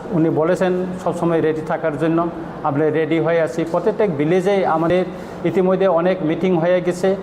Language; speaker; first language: Bangla; native; Bangla